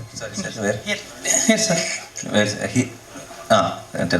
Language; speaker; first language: Tamil; non-native, learner; Telugu